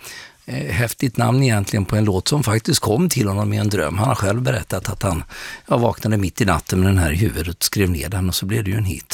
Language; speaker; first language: Swedish; native; Swedish